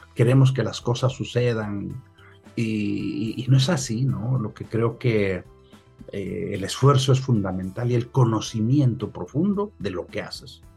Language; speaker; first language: Spanish; native; Spanish